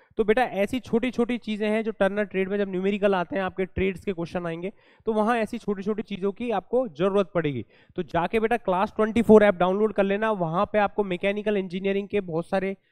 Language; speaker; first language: Hindi; native; Hindi